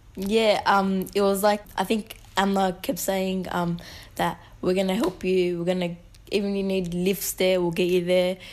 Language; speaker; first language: English; native; English